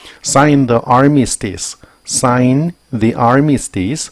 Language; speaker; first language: English; non-native, fluent; Korean